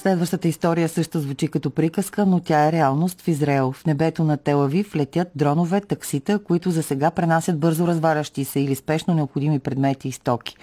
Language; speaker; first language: Bulgarian; native; Bulgarian